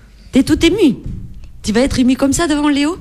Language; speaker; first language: French; native; French